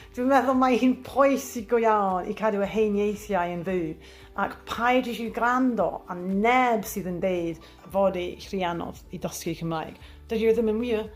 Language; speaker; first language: Welsh; non-native, learner; English